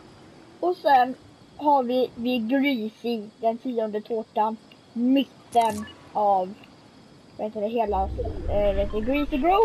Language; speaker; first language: Swedish; native; Swedish